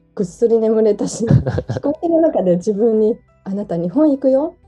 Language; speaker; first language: Japanese; non-native, fluent; Georgian